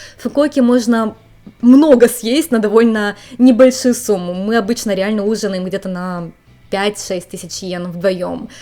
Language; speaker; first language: Russian; native; Russian